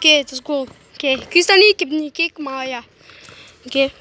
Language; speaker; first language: Dutch; non-native, local second language; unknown